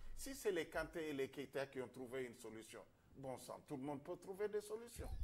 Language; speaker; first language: French; non-native, local second language; Wolof